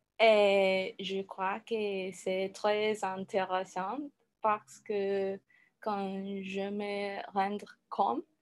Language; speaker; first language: French; non-native, learner; Spanish